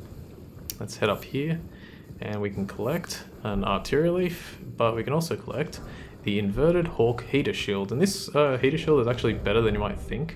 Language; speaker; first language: English; native; English